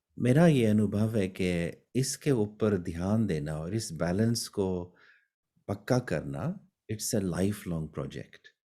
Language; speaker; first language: Hindi; early bilingual, heritage; Hindi